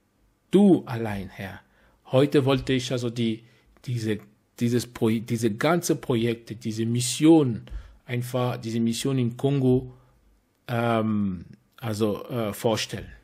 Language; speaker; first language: German; non-native, fluent; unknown